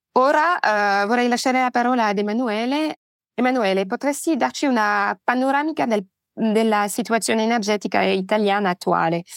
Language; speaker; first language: Italian; non-native, fluent; French